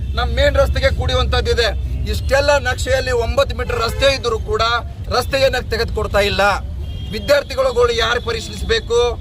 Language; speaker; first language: Kannada; non-native, local second language; Lambadi